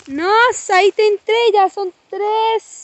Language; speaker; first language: Spanish; non-native, learner; Portuguese